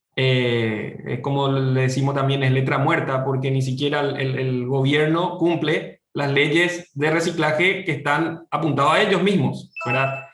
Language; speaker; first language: Spanish; native; Spanish